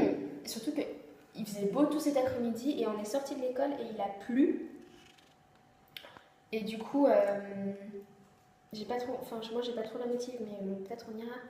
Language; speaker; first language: French; native; French